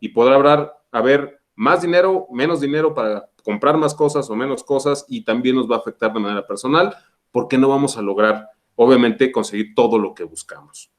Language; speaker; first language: Spanish; native; Spanish